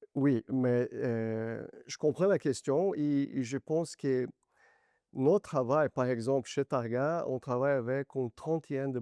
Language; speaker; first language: French; non-native, fluent; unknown